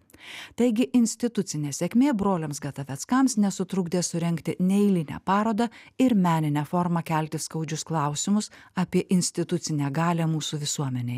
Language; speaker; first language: Lithuanian; native; Lithuanian